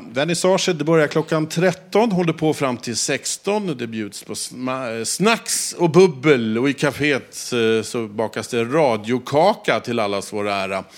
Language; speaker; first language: Swedish; native; Swedish